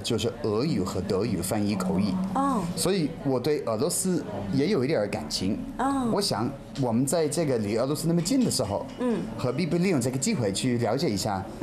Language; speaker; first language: Chinese; non-native, fluent; English